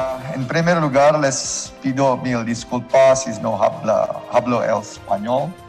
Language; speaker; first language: Spanish; non-native, learner; Indonesian